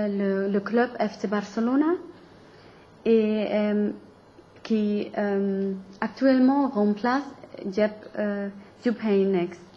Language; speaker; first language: French; non-native, learner; German